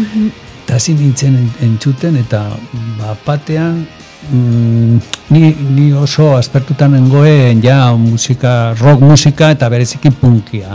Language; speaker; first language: Basque; non-native, local second language; Spanish